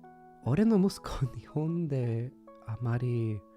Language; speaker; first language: Japanese; non-native, learner; English